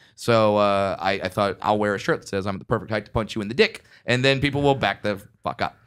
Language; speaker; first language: English; native; English